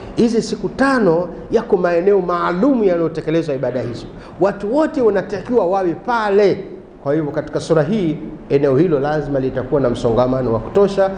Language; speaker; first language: Swahili; native; Swahili